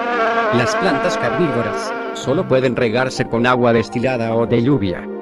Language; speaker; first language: Spanish; native; Spanish